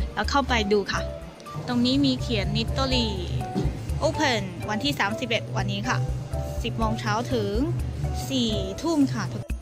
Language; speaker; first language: Thai; non-native, fluent; Chinese